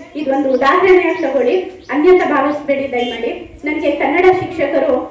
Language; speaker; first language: Kannada; non-native, local second language; Urdu